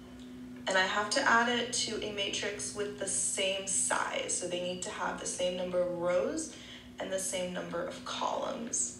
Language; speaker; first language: English; native; English